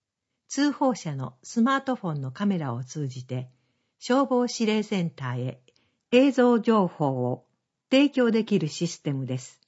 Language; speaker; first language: Japanese; native; Japanese